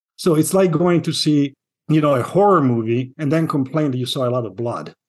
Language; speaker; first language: English; non-native, fluent; Italian